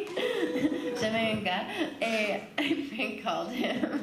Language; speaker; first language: French; non-native, learner; English